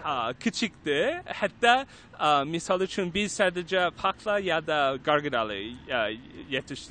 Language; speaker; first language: Turkish; non-native, learner; English